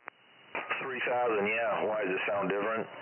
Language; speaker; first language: English; native; English